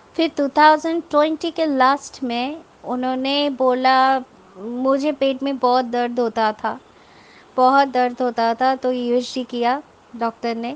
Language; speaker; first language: Hindi; non-native, local second language; Bangla